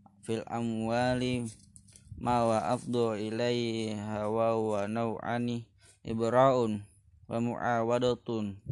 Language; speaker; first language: Arabic; non-native, learner; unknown